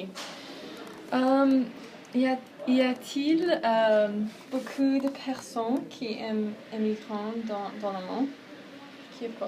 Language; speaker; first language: French; non-native, learner; Persian